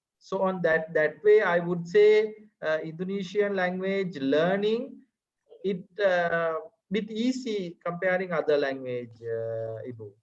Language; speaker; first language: English; non-native, fluent; Sinhala